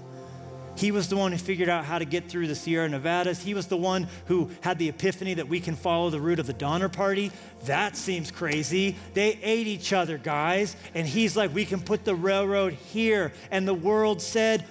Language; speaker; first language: English; native; English